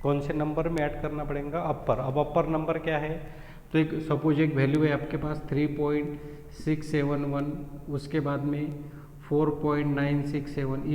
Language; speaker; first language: Hindi; non-native, local second language; Marathi